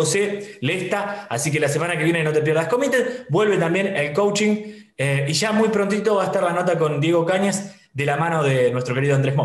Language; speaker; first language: Spanish; native; Spanish